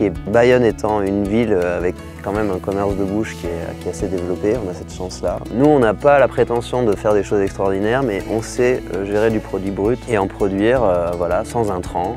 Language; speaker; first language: French; native; French